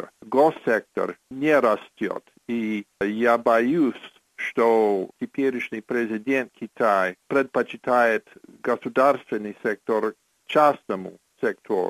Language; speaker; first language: Russian; non-native, fluent; English